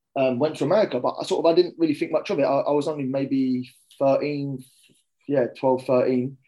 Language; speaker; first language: English; native; English